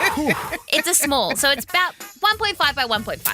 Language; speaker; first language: English; native; English